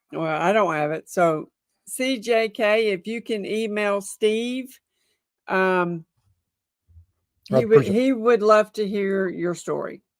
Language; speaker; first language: English; native; English